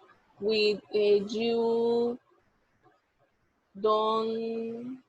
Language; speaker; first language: English; non-native, learner; Spanish